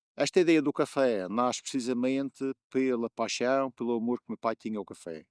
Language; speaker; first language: Portuguese; native; Portuguese